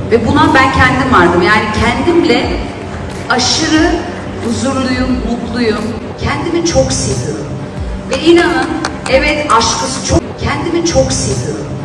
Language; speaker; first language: Turkish; early bilingual, heritage; Turkish